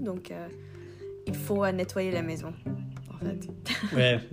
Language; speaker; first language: French; non-native, learner; English